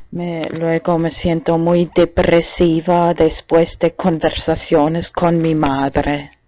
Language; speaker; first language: Spanish; non-native, fluent; German